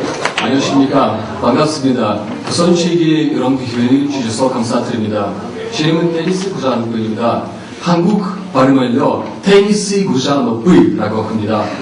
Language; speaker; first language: Korean; non-native, learner; Russian